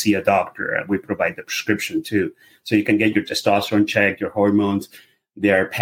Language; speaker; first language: English; non-native, fluent; Spanish